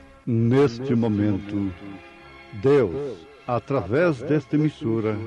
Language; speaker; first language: Portuguese; native; Portuguese